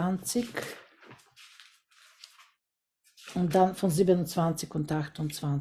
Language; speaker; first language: German; non-native, fluent; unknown